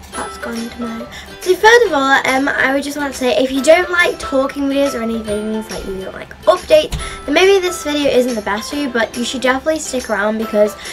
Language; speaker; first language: English; native; English